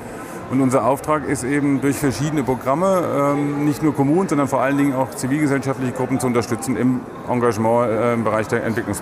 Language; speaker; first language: German; native; German